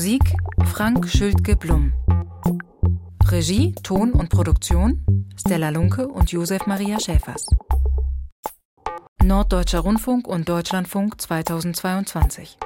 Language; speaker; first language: German; native; German